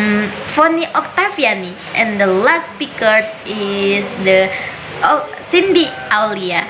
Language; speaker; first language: English; non-native, learner; Indonesian